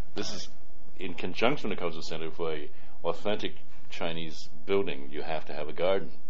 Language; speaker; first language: English; early bilingual, other home language; Cantonese